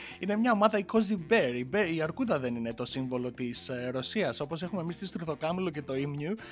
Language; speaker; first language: Greek; native; Greek